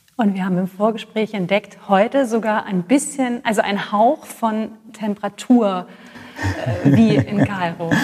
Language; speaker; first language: German; native; German